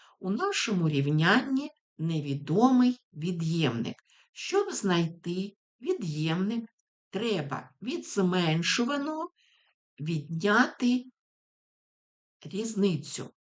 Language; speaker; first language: Ukrainian; native; Ukrainian